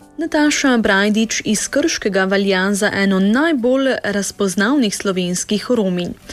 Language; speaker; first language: Slovenian; native; Slovenian